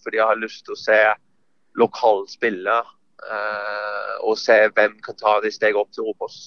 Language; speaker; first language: Norwegian; non-native, fluent; English